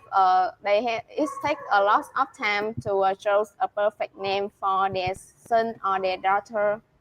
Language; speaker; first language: English; non-native, learner; Vietnamese